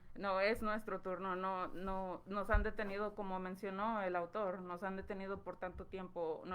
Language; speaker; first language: Spanish; early bilingual, heritage; Spanish